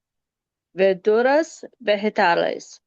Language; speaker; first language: Spanish; non-native, learner; English